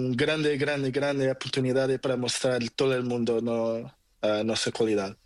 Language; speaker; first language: Spanish; non-native, learner; Portuguese